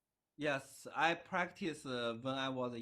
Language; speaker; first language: English; non-native, learner; Chinese